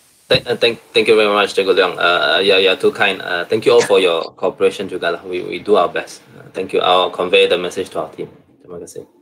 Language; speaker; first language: English; non-native, local second language; Malay